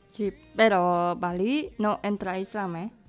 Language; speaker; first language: Catalan; non-native, learner; Indonesian